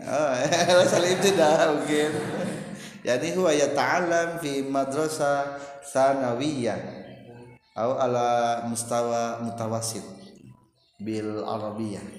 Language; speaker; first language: Arabic; non-native, fluent; Indonesian